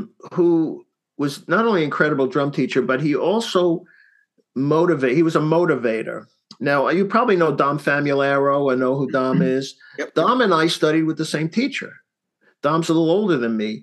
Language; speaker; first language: English; native; English